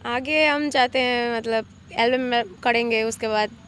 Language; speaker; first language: Hindi; non-native, local second language; Bangla